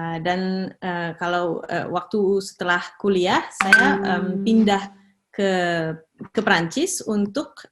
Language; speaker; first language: Indonesian; early bilingual, heritage; Indonesian